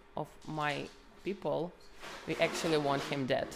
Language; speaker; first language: English; non-native, fluent; Ukrainian